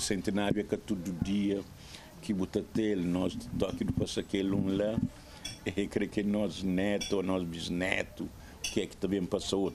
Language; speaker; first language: Portuguese; non-native, local second language; Kabuverdianu